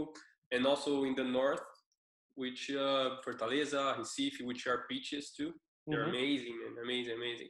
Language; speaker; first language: English; non-native, fluent; Portuguese